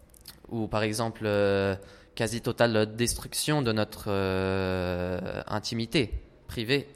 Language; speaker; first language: French; non-native, fluent; Italian